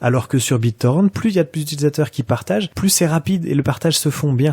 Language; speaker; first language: French; native; French